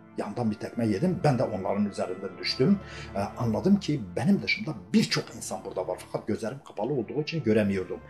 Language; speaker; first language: Turkish; non-native, local second language; Kurdish